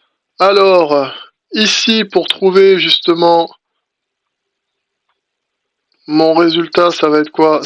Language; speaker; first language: French; native; French